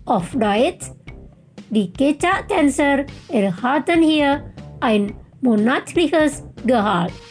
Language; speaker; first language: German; non-native, fluent; Indonesian